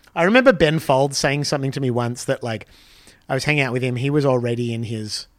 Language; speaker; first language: English; native; English